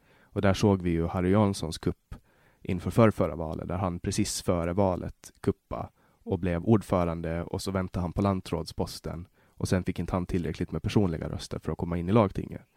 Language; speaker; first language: Swedish; native; Swedish